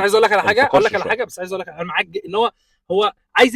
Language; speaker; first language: Arabic; native; Arabic